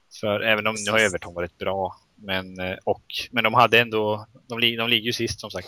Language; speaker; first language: Swedish; native; Swedish